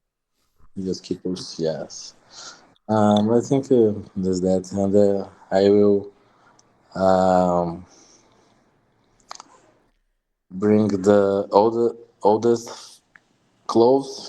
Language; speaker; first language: English; non-native, learner; Portuguese